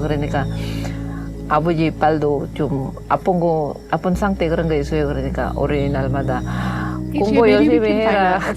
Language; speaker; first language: Korean; non-native, fluent; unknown